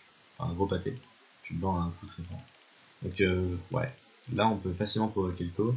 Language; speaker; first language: French; native; French